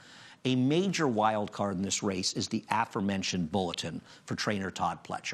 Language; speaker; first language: English; native; English